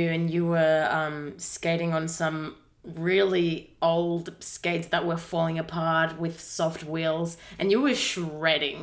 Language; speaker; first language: English; non-native, fluent; Spanish